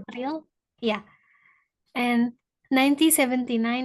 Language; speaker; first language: English; non-native, fluent; Indonesian